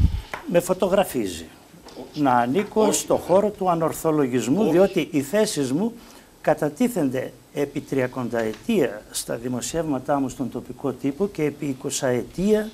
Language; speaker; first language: Greek; native; Greek